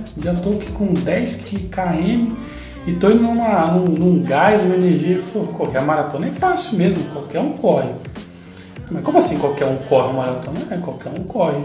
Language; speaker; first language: Portuguese; native; Portuguese